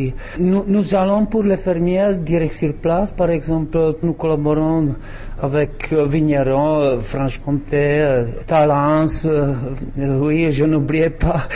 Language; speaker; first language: French; non-native, learner; Czech